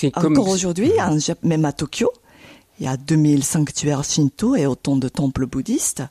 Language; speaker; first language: French; non-native, fluent; Japanese